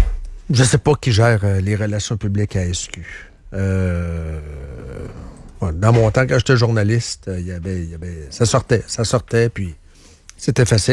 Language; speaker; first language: French; native; French